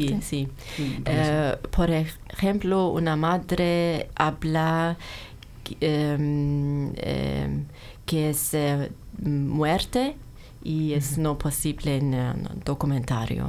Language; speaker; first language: Spanish; non-native, learner; German